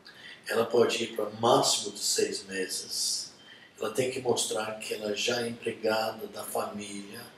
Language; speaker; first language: Portuguese; non-native, fluent; English